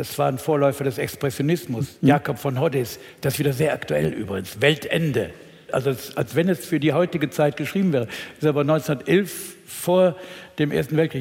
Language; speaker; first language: German; native; German